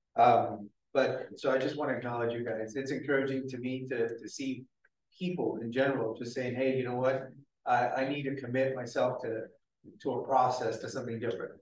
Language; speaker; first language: English; native; English